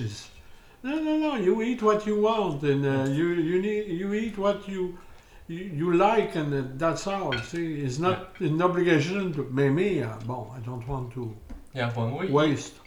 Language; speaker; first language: English; non-native, learner; French